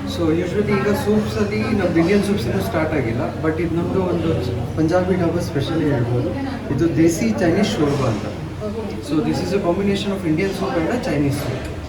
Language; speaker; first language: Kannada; non-native, local second language; Punjabi